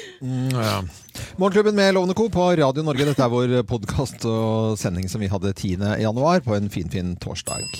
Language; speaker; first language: Norwegian; native; Norwegian